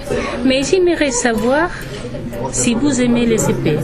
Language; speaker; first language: French; non-native, learner; Spanish